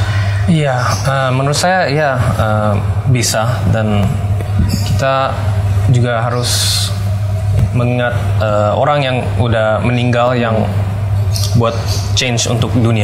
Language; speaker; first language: Indonesian; early bilingual, heritage; English